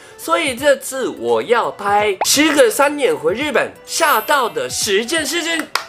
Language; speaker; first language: Chinese; non-native, fluent; Japanese